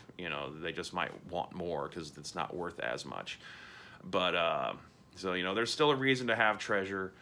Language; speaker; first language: English; native; English